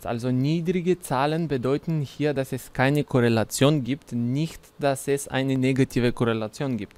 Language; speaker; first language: German; non-native, fluent; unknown